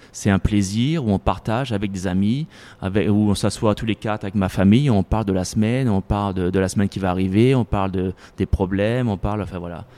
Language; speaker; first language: French; native; French